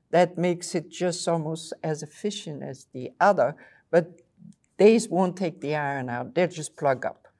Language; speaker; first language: English; non-native, fluent; French